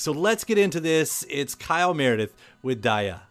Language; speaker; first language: English; native; English